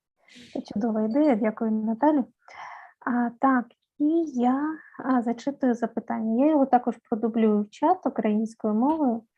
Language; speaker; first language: Ukrainian; native; Ukrainian